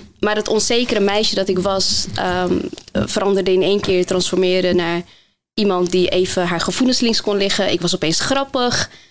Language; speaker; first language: Dutch; early bilingual, other home language; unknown